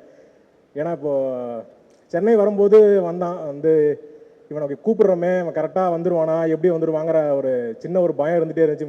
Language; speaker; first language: Tamil; native; Tamil